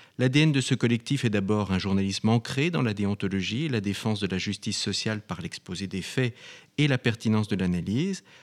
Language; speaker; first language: French; native; French